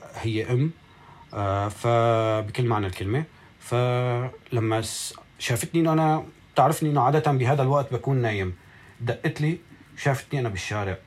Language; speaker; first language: Arabic; native; Arabic